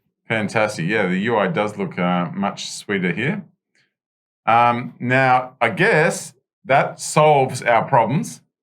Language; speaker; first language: English; native; English